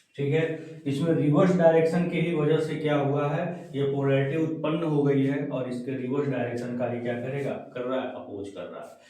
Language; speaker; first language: Hindi; native; Hindi